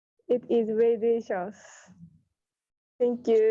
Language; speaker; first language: English; non-native, learner; Japanese